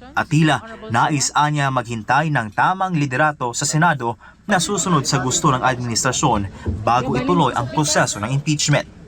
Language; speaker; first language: Filipino; native; Filipino